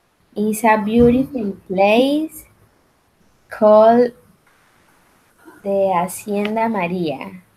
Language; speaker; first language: English; non-native, learner; Spanish